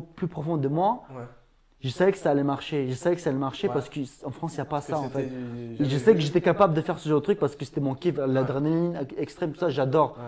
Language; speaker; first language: French; non-native, fluent; Ingush